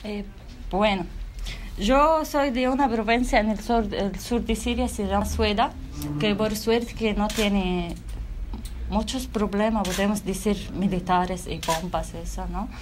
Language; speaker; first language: Spanish; non-native, fluent; Arabic